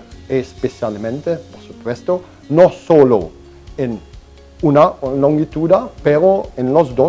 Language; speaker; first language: Spanish; non-native, learner; German